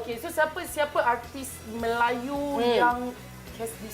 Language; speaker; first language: Malay; native; Malay